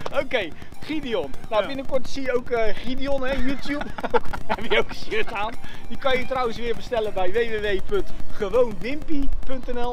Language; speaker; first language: Dutch; native; Dutch